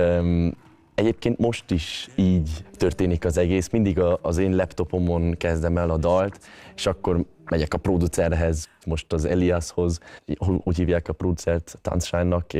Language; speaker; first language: Hungarian; early bilingual, other home language; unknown